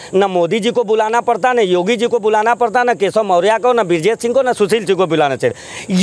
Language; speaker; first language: Hindi; native; Hindi